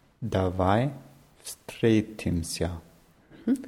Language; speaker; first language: Russian; non-native, learner; German